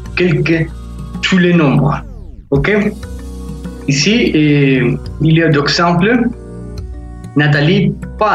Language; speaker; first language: French; non-native, fluent; Spanish